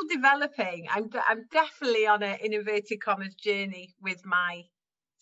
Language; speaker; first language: English; native; English